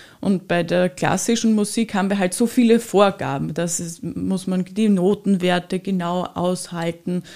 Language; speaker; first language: German; native; German